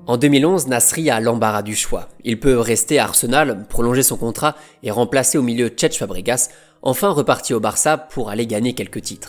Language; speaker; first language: French; native; French